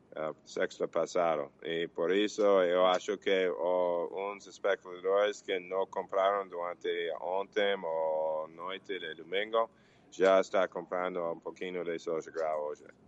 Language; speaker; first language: Portuguese; non-native, learner; English